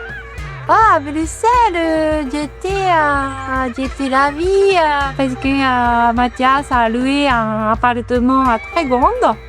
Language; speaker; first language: French; non-native, fluent; Japanese